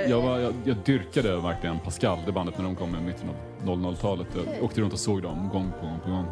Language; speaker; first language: Swedish; native; Swedish